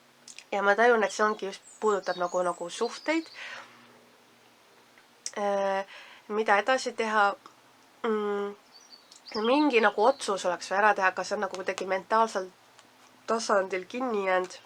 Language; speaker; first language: Estonian; native; Estonian